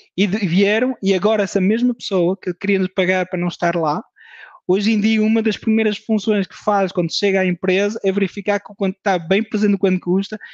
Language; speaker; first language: Portuguese; early bilingual, heritage; French